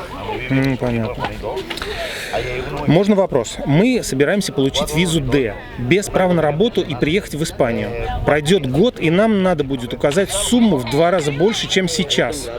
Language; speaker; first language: Russian; native; Russian